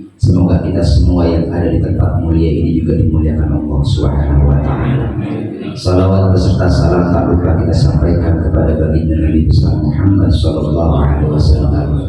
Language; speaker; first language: Indonesian; native; Indonesian